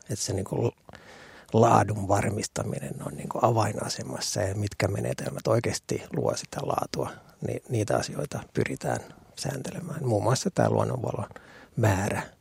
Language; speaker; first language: Finnish; non-native, local second language; Swedish